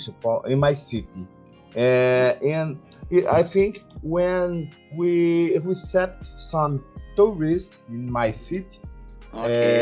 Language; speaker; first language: English; non-native, learner; Portuguese